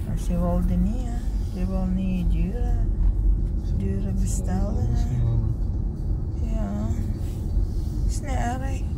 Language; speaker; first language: Dutch; non-native, learner; Filipino